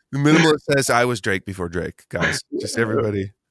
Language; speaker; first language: English; native; English